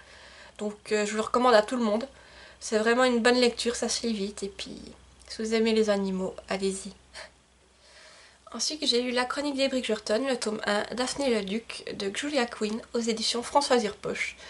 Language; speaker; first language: French; native; French